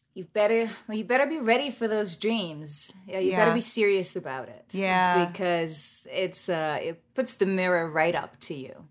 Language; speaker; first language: English; non-native, fluent; German